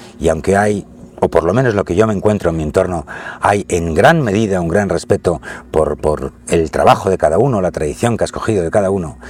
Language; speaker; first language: Spanish; native; Spanish